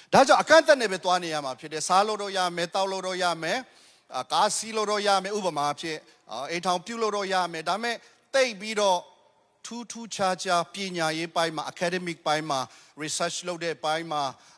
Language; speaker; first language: Burmese; non-native, local second language; Tedim Chin